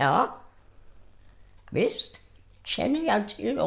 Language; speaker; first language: Swedish; non-native, fluent; German